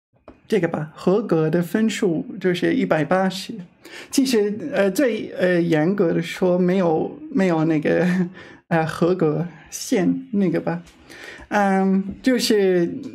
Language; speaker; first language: Chinese; non-native, fluent; English